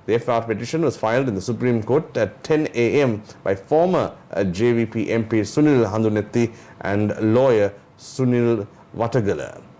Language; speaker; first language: English; non-native, local second language; Sinhala